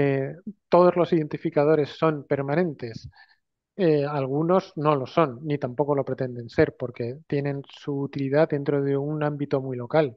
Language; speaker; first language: Spanish; native; Spanish